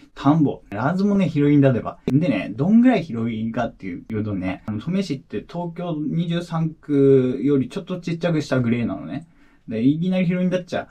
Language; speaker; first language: Japanese; native; Japanese